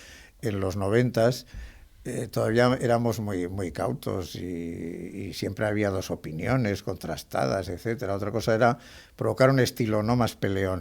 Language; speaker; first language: Spanish; native; Spanish